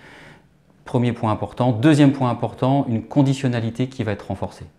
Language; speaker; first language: French; native; French